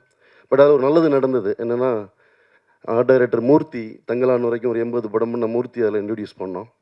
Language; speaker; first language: Tamil; native; Tamil